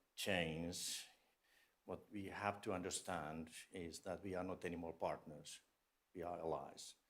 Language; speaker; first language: English; non-native, fluent; Finnish